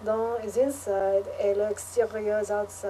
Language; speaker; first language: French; non-native, learner; English